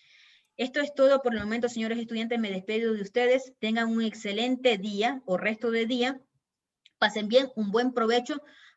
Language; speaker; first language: Spanish; native; Spanish